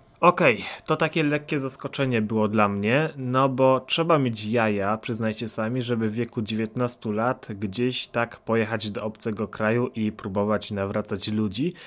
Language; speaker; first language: Polish; native; Polish